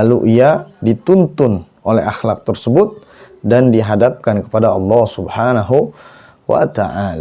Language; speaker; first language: Indonesian; native; Indonesian